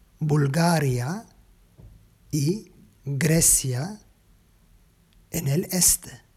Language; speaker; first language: Spanish; non-native, learner; Turkish